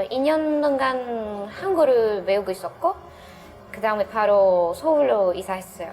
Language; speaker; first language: Korean; non-native, learner; Italian